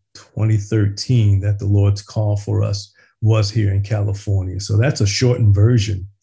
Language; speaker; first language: English; native; English